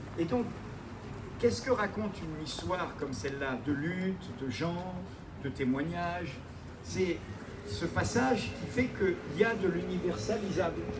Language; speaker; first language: French; native; French